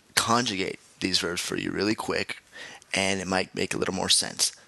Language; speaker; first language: English; native; English